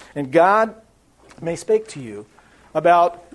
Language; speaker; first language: English; native; English